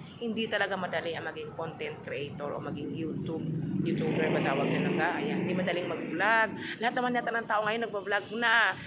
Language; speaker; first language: Filipino; non-native, local second language; Cebuano